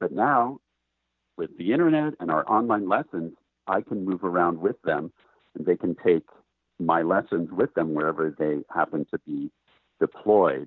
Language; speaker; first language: English; native; English